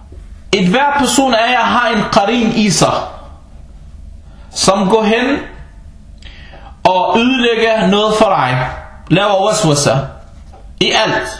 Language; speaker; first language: Danish; non-native, fluent; Arabic